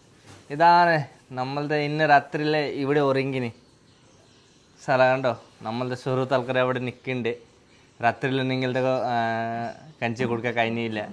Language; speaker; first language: Malayalam; non-native, learner; Bangla